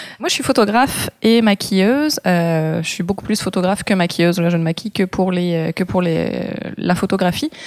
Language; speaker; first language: French; native; French